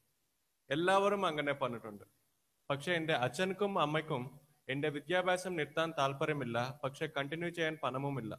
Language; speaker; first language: Malayalam; non-native, learner; Telugu